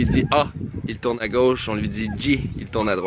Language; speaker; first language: French; native; French